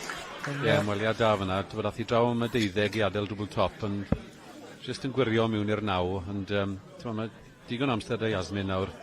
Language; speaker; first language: Welsh; native; Welsh